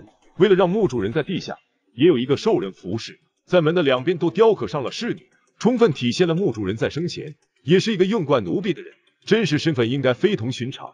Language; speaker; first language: Chinese; native; Chinese